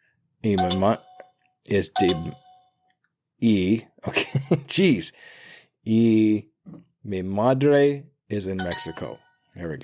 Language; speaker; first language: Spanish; non-native, learner; English